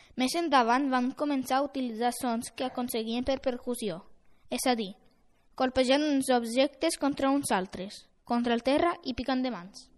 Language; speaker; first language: Catalan; early bilingual, other home language; Romanian